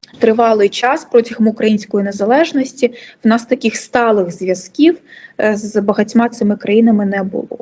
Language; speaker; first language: Ukrainian; non-native, local second language; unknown